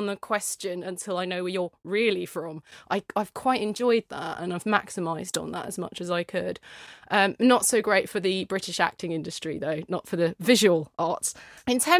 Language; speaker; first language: English; native; English